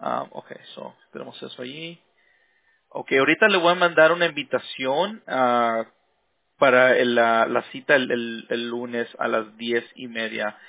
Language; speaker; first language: Spanish; early bilingual, heritage; Spanish